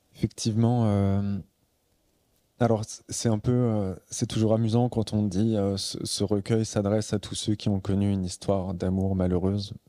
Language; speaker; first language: French; native; French